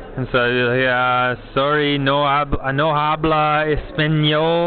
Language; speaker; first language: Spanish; non-native, learner; English